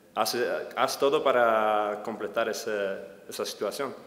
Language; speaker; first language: Spanish; non-native, fluent; Polish